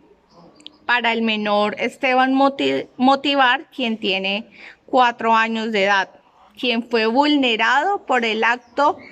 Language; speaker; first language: Spanish; native; Spanish